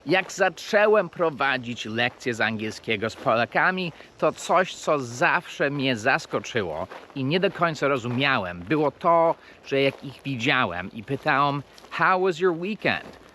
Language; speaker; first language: Polish; non-native, fluent; English